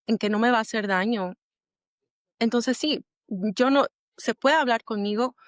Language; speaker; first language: Spanish; early bilingual, other home language; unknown